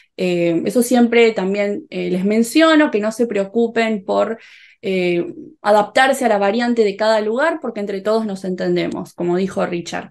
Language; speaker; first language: Spanish; native; Spanish